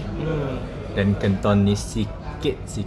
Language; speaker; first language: Indonesian; non-native, learner; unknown